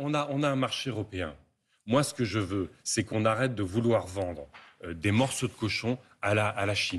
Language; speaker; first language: French; native; French